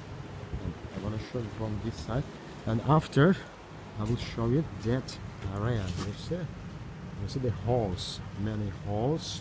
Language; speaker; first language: English; non-native, learner; Turkish